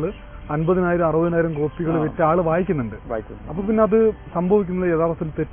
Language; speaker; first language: Malayalam; native; Malayalam